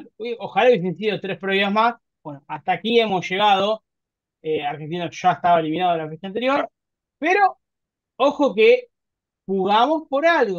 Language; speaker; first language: Spanish; native; Spanish